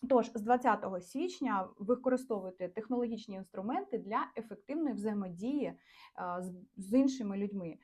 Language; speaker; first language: Ukrainian; non-native, local second language; Russian